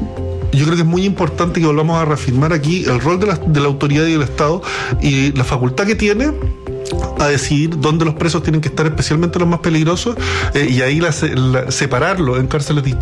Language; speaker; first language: Spanish; native; Spanish